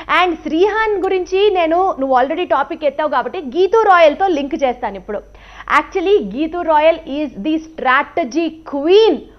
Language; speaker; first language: Telugu; native; Telugu